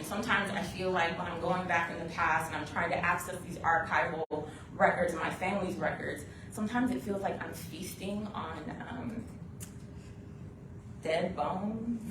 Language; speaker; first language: English; native; English